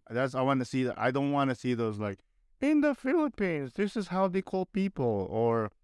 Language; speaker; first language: English; non-native, local second language; Filipino